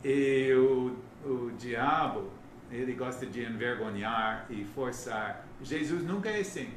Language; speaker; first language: Portuguese; non-native, learner; English